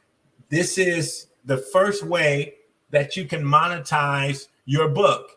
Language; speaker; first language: English; native; English